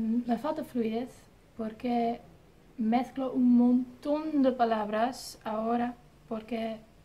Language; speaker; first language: Spanish; non-native, fluent; Dutch